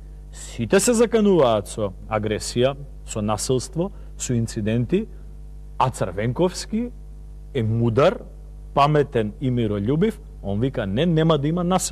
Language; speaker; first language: Macedonian; native; Macedonian